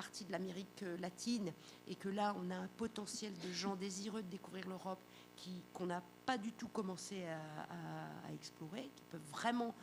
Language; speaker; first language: French; native; French